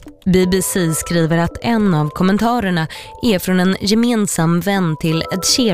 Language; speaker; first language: Swedish; native; Swedish